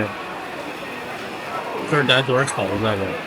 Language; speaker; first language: Chinese; native; Chinese